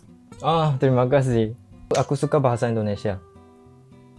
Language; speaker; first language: Indonesian; non-native, learner; Japanese